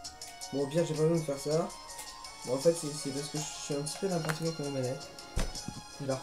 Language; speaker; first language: French; native; French